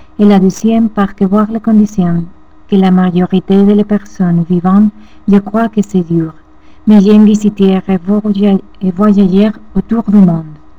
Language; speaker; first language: French; non-native, learner; Spanish